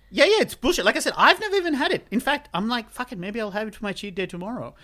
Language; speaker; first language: English; non-native, local second language; Sinhala